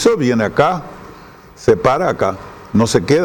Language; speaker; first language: Spanish; native; Spanish